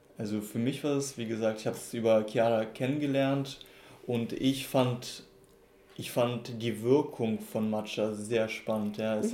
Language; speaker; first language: German; early bilingual, other home language; Russian